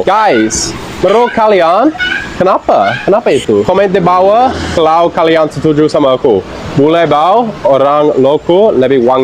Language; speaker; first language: Indonesian; non-native, fluent; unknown